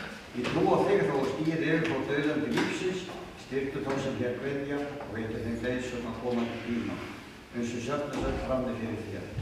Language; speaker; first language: Icelandic; native; Icelandic